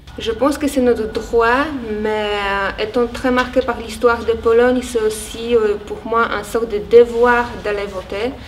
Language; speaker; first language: French; non-native, fluent; Polish